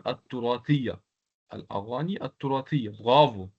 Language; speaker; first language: Arabic; non-native, local second language; Comorian